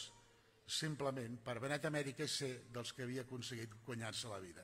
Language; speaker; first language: Catalan; native; Catalan